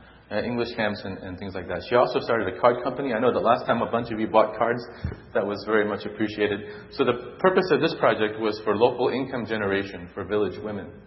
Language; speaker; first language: English; native; English